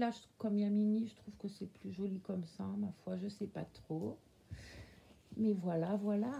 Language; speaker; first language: French; native; French